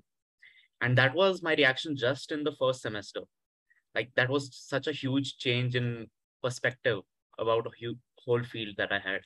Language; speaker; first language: English; non-native, local second language; Hindi